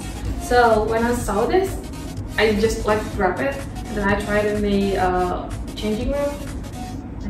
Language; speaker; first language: English; non-native, fluent; Indonesian